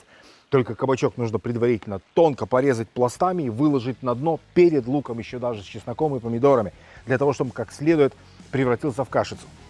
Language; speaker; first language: Russian; native; Russian